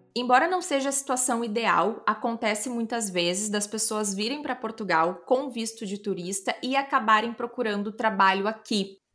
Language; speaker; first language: Portuguese; native; Portuguese